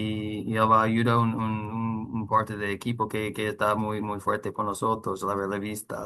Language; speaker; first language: Spanish; non-native, learner; English